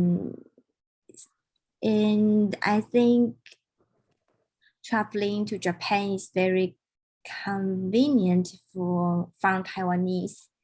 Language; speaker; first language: English; non-native, learner; Chinese